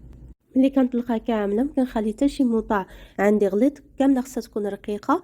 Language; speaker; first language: Arabic; native; Arabic